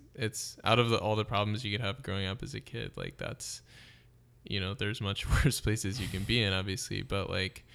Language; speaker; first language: English; native; English